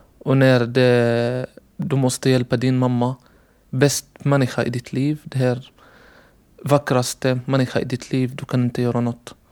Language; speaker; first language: Swedish; non-native, learner; Arabic